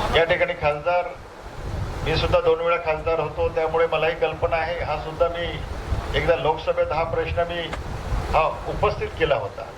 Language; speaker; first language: Marathi; non-native, local second language; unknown